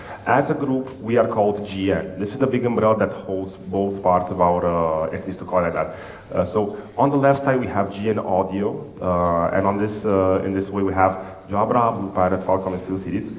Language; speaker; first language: English; non-native, fluent; Romanian